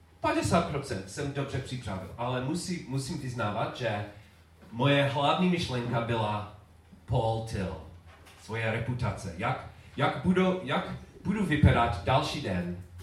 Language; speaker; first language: Czech; non-native, learner; English